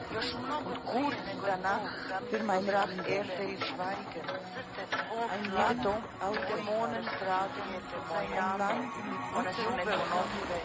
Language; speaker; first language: German; non-native, fluent; Croatian